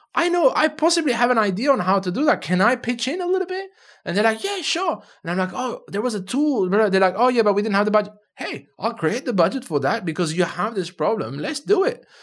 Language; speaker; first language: English; non-native, fluent; Turkish